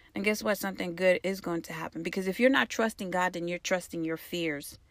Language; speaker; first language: English; early bilingual, other home language; Haitian Creole